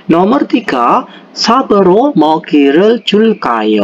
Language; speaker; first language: Korean; non-native, fluent; Indonesian